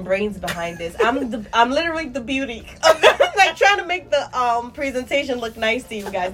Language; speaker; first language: English; native; English